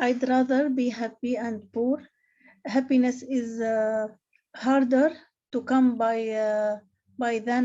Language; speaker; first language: English; non-native, learner; Arabic